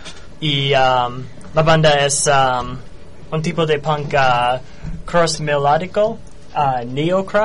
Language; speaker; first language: Spanish; non-native, learner; English